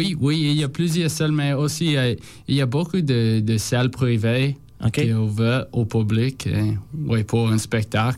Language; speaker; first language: French; non-native, learner; English